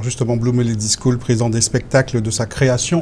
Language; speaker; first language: French; native; French